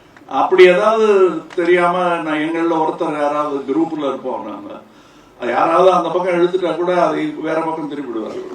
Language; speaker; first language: Tamil; native; Tamil